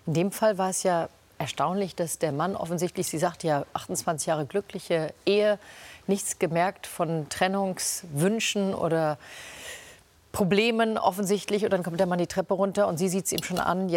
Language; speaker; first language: German; native; German